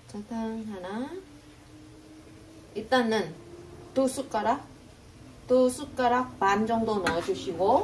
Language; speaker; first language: Korean; non-native, fluent; Vietnamese